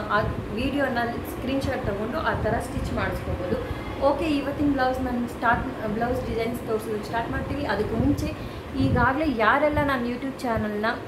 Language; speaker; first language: Kannada; non-native, local second language; Lambadi